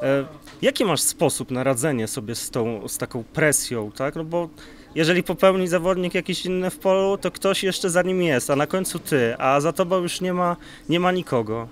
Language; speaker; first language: Polish; native; Polish